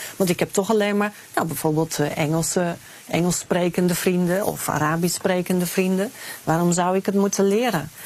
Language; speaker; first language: Dutch; native; Dutch